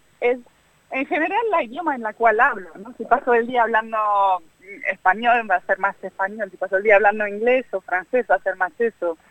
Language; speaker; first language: Spanish; non-native, fluent; German